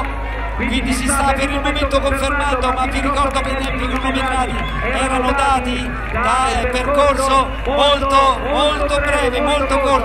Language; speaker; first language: Italian; native; Italian